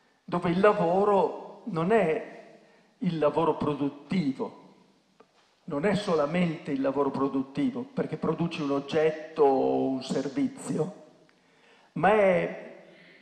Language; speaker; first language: Italian; native; Italian